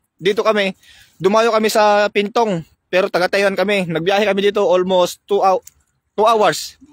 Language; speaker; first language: Filipino; non-native, local second language; Iloko